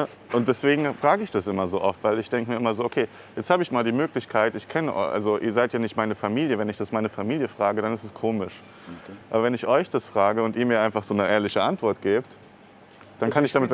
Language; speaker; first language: German; native; German